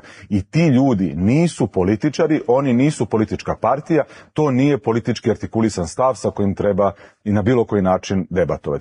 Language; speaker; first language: Serbian; native; Serbian